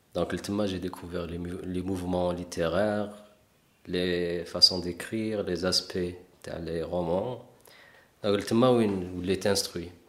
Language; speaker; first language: French; non-native, local second language; Arabic